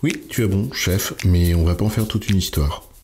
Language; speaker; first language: French; native; French